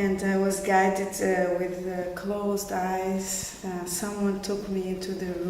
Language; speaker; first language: English; non-native, fluent; Portuguese